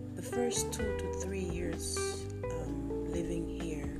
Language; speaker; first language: English; non-native, fluent; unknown